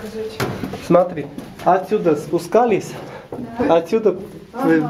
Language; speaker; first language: Russian; non-native, local second language; Armenian